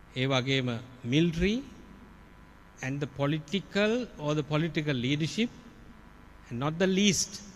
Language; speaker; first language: English; non-native, local second language; Sinhala